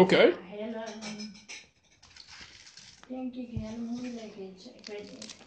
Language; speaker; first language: Dutch; non-native, learner; Nepali